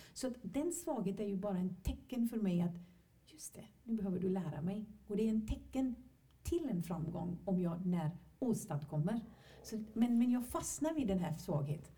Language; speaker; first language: Swedish; non-native, fluent; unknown